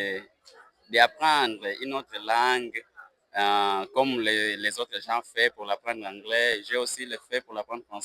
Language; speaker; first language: French; non-native, learner; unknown